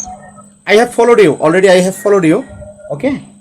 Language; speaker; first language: English; non-native, learner; Bangla